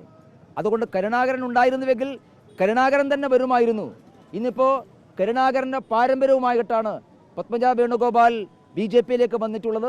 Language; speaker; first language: Malayalam; native; Malayalam